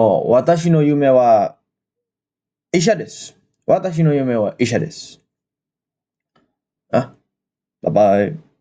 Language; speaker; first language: Japanese; non-native, learner; Indonesian